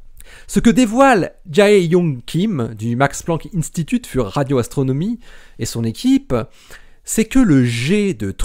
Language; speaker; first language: French; native; French